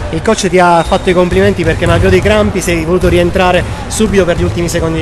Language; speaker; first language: Italian; native; Italian